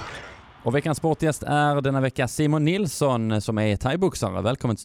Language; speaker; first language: Swedish; native; Swedish